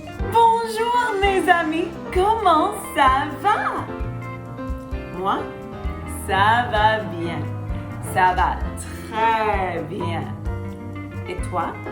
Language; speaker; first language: French; non-native, fluent; English